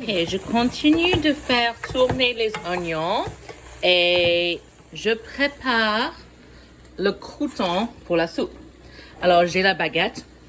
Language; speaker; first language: French; non-native, fluent; English